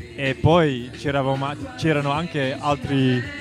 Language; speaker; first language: Italian; non-native, fluent; Dutch